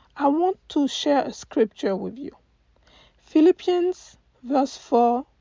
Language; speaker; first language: English; non-native, fluent; French